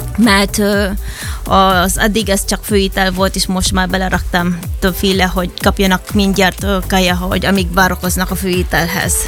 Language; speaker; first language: Hungarian; non-native, fluent; Filipino